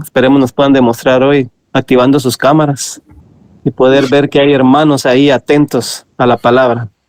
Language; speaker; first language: Spanish; native; Spanish